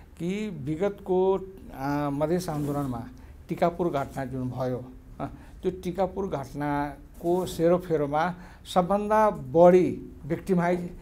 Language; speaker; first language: Nepali; non-native, local second language; Maithili